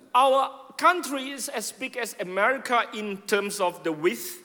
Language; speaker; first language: English; non-native, fluent; Indonesian